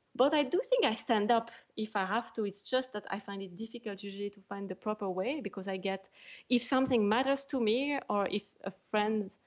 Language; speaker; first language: English; non-native, fluent; French